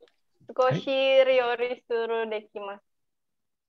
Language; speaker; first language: Japanese; non-native, learner; Indonesian